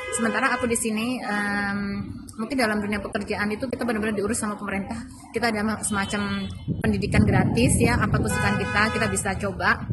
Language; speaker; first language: Indonesian; native; Indonesian